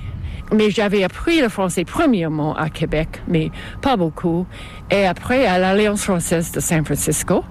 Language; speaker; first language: French; non-native, fluent; English